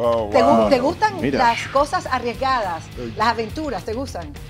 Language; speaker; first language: Spanish; native; Spanish